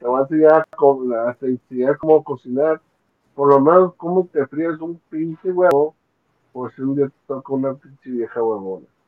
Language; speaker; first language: Spanish; early bilingual, other home language; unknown